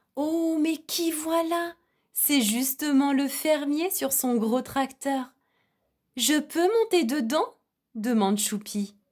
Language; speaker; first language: French; native; French